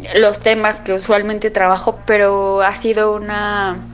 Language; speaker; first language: Spanish; native; Spanish